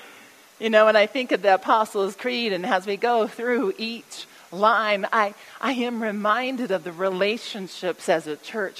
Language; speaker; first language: English; native; English